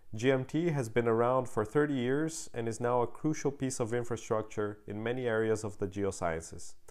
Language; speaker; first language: English; non-native, fluent; Portuguese